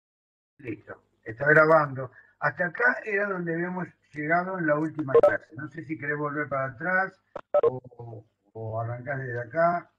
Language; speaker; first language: Spanish; native; Spanish